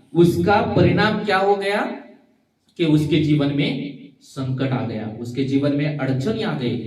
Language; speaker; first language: Hindi; non-native, local second language; Marathi